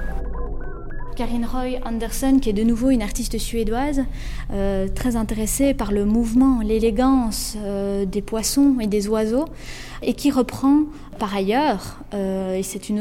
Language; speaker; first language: French; native; French